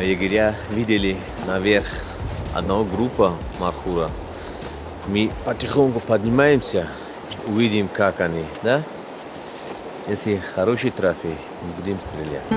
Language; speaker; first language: Russian; non-native, local second language; Tajik